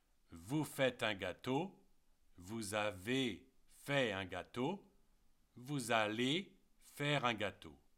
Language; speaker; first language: French; native; French